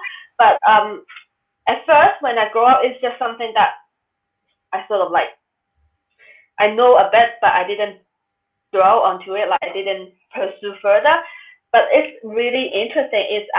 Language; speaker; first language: English; non-native, local second language; Cantonese